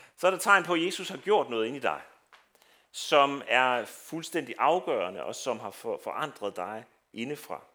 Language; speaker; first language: Danish; native; Danish